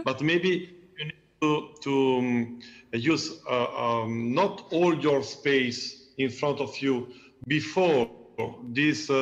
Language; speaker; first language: English; non-native, learner; Italian